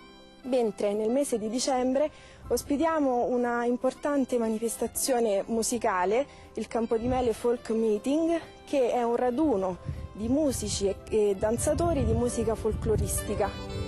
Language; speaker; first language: Italian; native; Italian